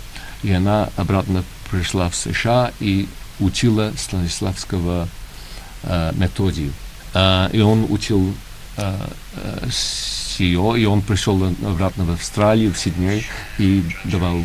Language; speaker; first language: Russian; early bilingual, heritage; Russian